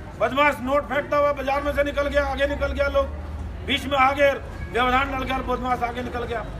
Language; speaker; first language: Hindi; native; Hindi